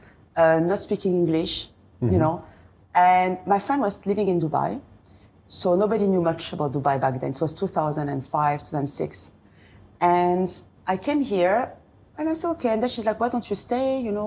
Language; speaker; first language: English; non-native, fluent; French